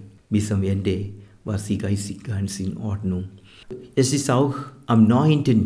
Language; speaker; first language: German; non-native, fluent; Malayalam